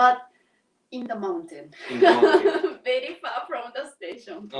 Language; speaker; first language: English; non-native, learner; Japanese